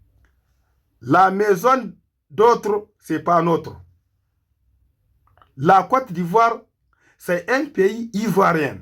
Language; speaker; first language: French; non-native, local second language; Hausa